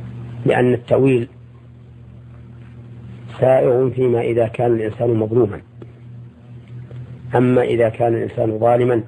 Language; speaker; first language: Arabic; native; Arabic